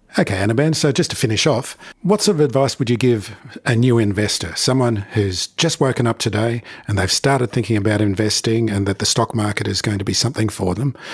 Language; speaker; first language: English; native; English